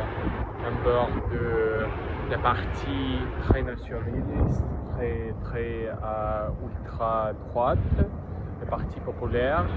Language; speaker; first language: French; non-native, learner; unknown